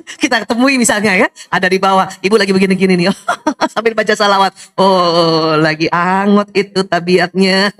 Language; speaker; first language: Indonesian; native; Indonesian